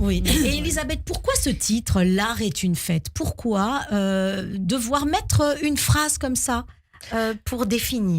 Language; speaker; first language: French; native; French